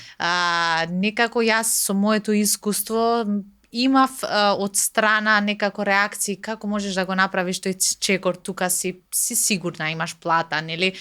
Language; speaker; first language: Macedonian; non-native, local second language; Albanian